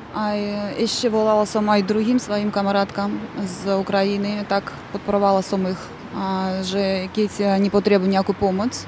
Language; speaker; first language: Slovak; non-native, learner; Azerbaijani